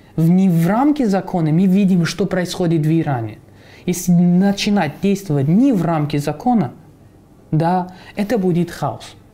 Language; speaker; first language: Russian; non-native, fluent; Persian